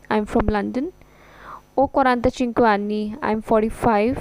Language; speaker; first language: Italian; non-native, fluent; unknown